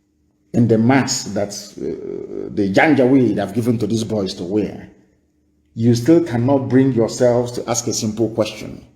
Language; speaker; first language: English; non-native, local second language; Igbo